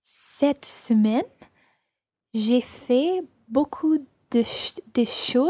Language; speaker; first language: French; non-native, learner; English